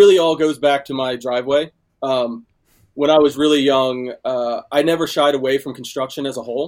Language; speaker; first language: English; native; English